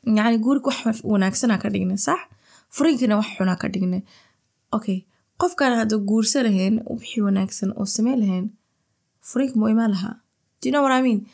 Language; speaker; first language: Somali; early bilingual, heritage; Somali